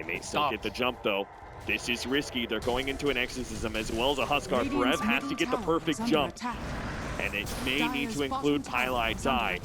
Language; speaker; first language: English; native; English